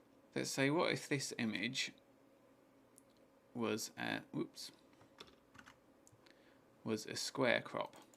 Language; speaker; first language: English; native; English